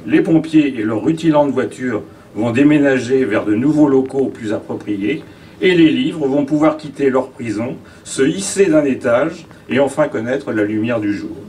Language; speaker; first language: French; native; French